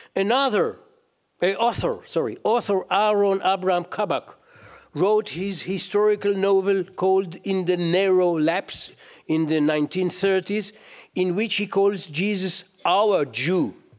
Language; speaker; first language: English; non-native, fluent; Hebrew